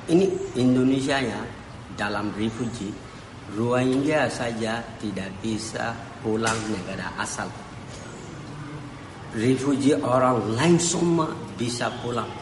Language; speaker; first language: Indonesian; non-native, learner; Rohingya